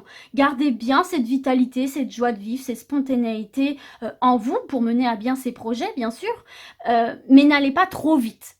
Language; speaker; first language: French; native; French